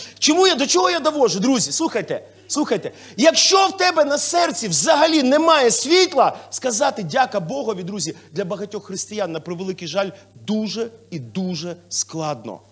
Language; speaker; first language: Ukrainian; non-native, local second language; Russian